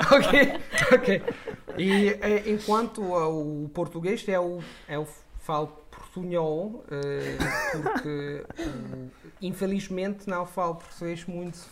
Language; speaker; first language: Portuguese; non-native, learner; Italian